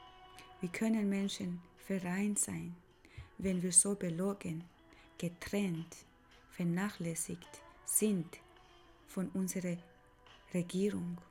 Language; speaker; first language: German; non-native, fluent; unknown